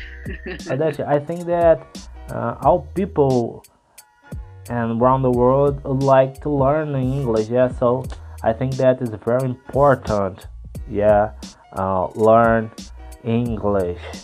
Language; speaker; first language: English; non-native, learner; Portuguese